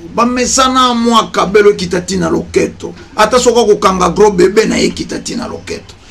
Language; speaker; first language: Lingala; native; Lingala